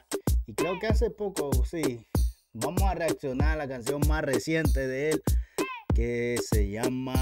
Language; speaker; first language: Spanish; native; Spanish